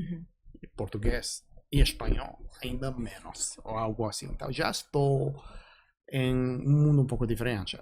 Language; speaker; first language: Portuguese; non-native, fluent; English